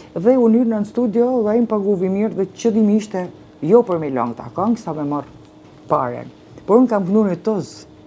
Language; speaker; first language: Albanian; native; Albanian